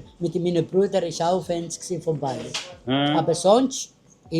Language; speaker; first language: German; non-native, learner; Italian